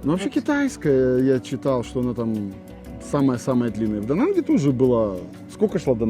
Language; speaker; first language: Russian; native; Russian